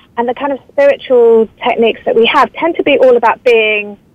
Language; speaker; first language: English; native; English